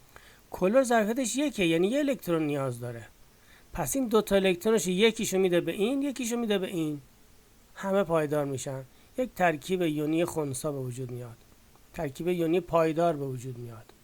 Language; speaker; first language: Persian; native; Persian